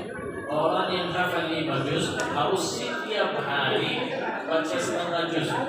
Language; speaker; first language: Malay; non-native, learner; Arabic